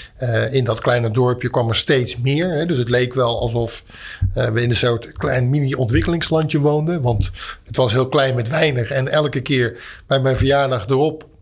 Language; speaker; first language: Dutch; native; Dutch